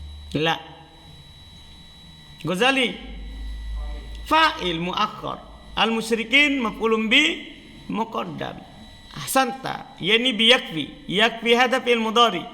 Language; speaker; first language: Arabic; non-native, fluent; Indonesian